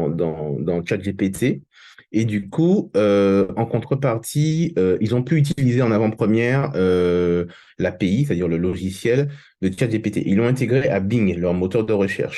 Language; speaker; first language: French; native; French